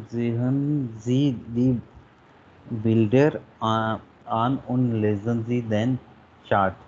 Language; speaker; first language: German; non-native, learner; Hindi